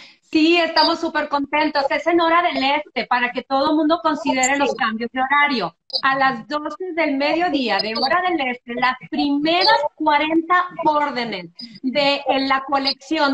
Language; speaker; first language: Spanish; native; Spanish